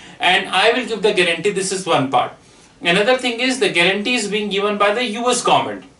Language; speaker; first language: English; non-native, local second language; Hindi